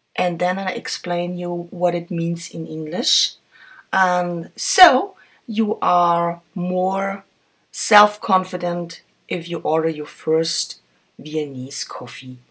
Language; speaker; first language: English; non-native, fluent; German